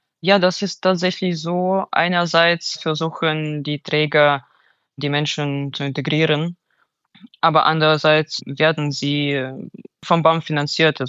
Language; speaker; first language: German; non-native, fluent; Russian